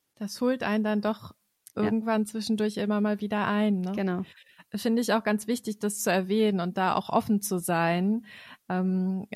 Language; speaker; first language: German; native; German